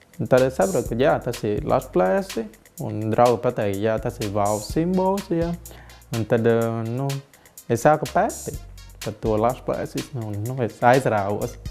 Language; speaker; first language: Latvian; non-native, learner; Vietnamese